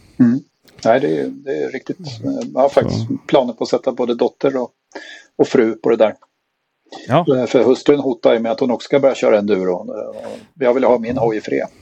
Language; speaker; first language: Swedish; native; Swedish